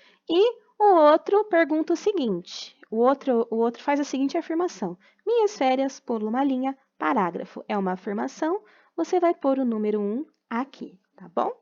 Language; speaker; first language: Portuguese; native; Portuguese